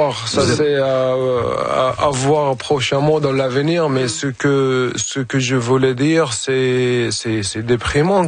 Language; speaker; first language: French; non-native, fluent; Arabic